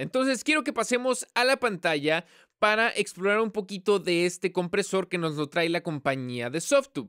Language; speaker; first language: Spanish; native; Spanish